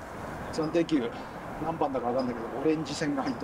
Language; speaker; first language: Japanese; native; Japanese